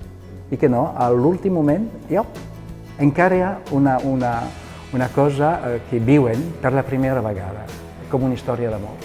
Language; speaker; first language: Catalan; non-native, fluent; French